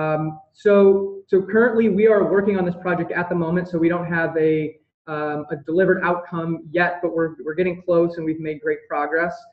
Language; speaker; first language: English; native; English